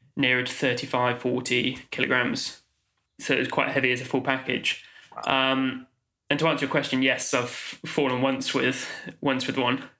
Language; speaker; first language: English; native; English